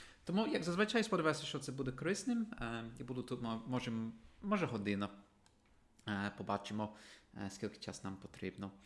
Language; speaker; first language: Ukrainian; non-native, fluent; English